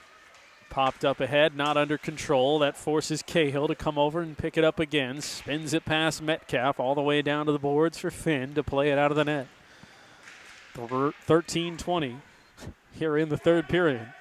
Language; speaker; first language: English; native; English